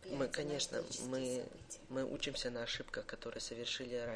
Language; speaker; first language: Russian; early bilingual, heritage; Russian